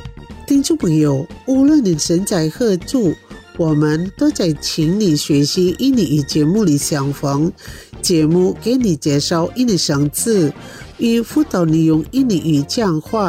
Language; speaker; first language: Chinese; early bilingual, heritage; Chinese